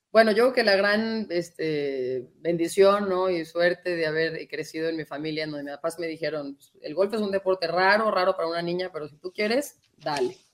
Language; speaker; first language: Spanish; native; Spanish